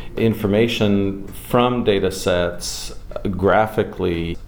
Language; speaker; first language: English; native; English